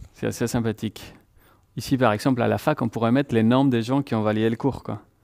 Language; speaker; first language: French; non-native, fluent; Spanish